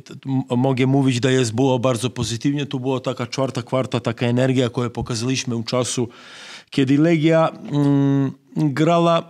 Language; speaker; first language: Polish; non-native, fluent; Serbian